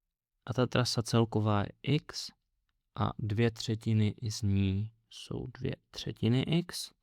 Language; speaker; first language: Czech; native; Czech